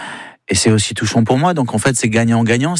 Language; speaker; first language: French; native; French